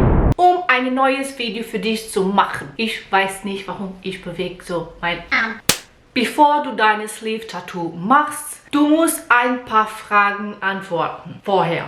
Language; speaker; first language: German; non-native, learner; Portuguese